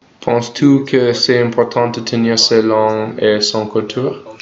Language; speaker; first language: French; non-native, learner; English